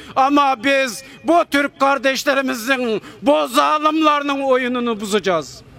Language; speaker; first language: Turkish; non-native, fluent; Uyghur